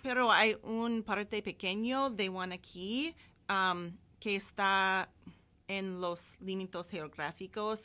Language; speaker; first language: Spanish; non-native, fluent; English